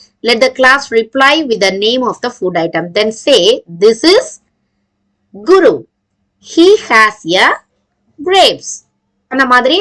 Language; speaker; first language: English; non-native, local second language; Tamil